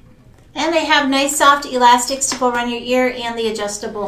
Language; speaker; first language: English; native; English